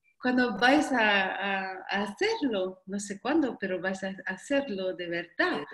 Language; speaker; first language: Spanish; non-native, learner; French